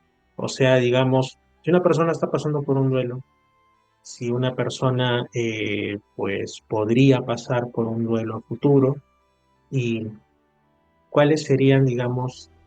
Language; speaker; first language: Spanish; native; Spanish